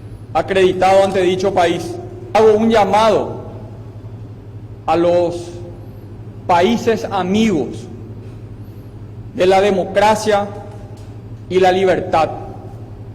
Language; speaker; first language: Spanish; native; Spanish